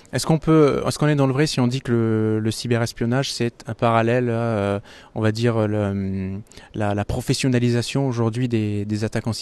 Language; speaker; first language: French; native; French